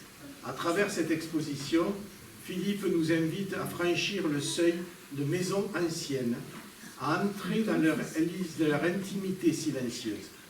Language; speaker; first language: French; native; French